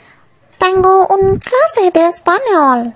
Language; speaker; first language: Spanish; non-native, learner; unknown